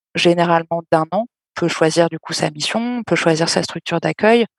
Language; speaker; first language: French; native; French